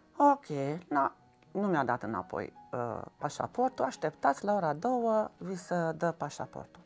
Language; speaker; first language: Romanian; non-native, local second language; Hungarian